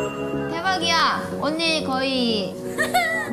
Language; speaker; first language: Korean; non-native, fluent; Thai